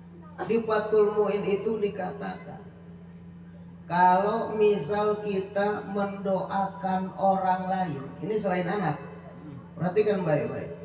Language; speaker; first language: Indonesian; native; Indonesian